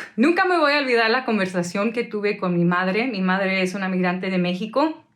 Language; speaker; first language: Spanish; early bilingual, heritage; Spanish